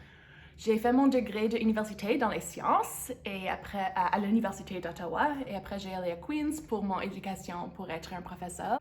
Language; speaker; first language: French; non-native, local second language; English